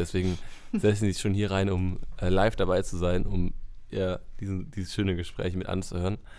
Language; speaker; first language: German; native; German